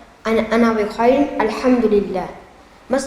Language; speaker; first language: Arabic; non-native, learner; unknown